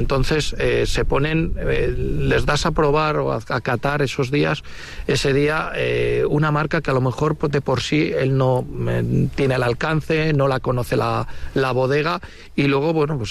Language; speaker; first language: Spanish; native; Spanish